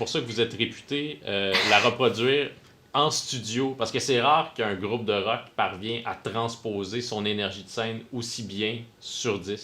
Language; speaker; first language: French; native; French